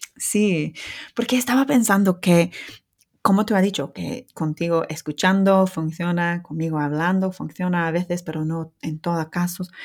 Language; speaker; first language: Spanish; non-native, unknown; English